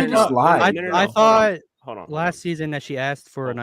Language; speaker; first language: English; native; English